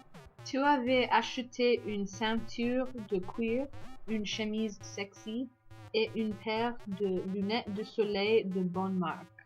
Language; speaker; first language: French; non-native, learner; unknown